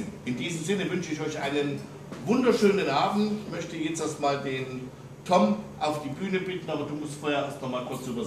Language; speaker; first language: German; native; German